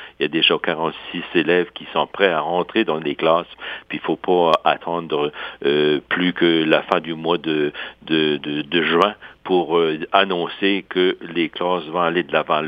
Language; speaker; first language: French; native; French